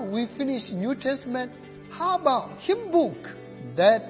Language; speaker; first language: English; non-native, learner; Burmese